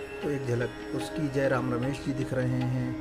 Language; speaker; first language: Hindi; native; Hindi